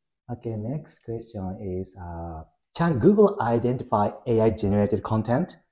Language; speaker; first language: English; non-native, fluent; Japanese